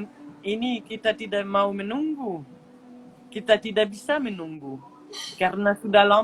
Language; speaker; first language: Indonesian; non-native, fluent; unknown